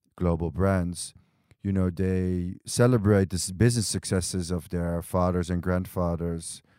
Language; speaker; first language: English; non-native, fluent; Dutch